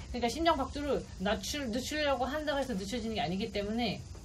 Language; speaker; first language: Korean; native; Korean